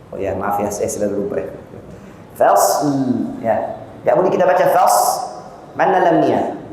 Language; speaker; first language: Malay; non-native, fluent; Arabic